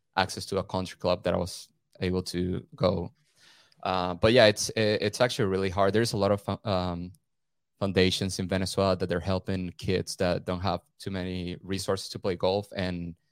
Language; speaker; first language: English; non-native, fluent; Spanish